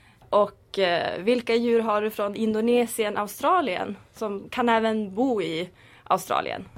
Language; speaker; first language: Swedish; native; Swedish